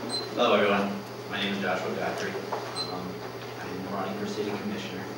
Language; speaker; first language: English; native; English